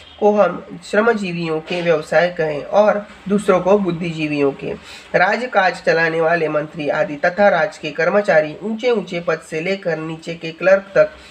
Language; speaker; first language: Hindi; non-native, local second language; Marathi